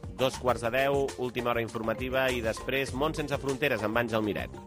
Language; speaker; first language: Catalan; native; Catalan